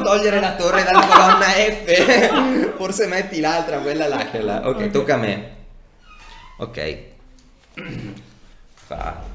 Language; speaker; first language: Italian; native; Italian